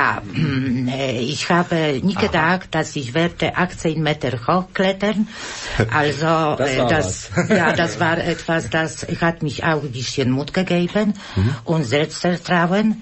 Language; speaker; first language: German; non-native, learner; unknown